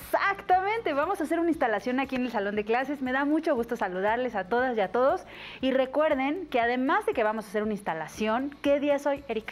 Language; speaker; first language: Spanish; native; Spanish